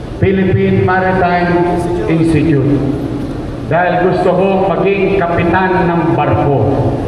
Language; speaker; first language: Filipino; native; Filipino